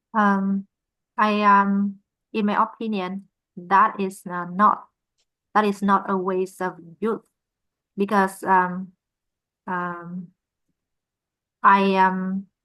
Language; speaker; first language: English; non-native, learner; Vietnamese